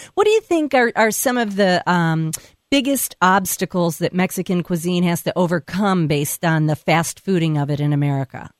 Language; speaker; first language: English; native; English